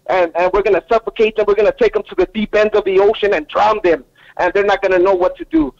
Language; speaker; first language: English; native; English